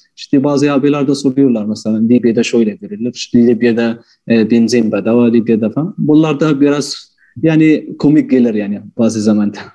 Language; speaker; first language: Turkish; non-native, fluent; Arabic